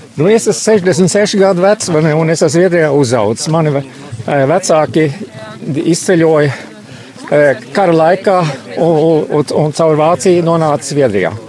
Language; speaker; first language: Latvian; early bilingual, heritage; Latvian